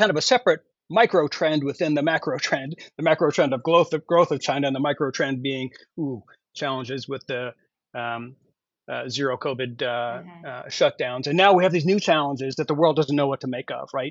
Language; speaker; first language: English; native; English